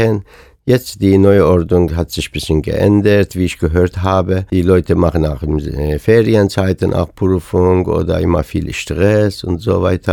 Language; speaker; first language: German; non-native, fluent; Persian